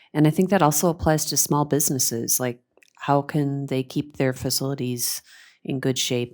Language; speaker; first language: English; native; English